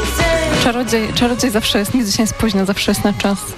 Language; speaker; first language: Polish; native; Polish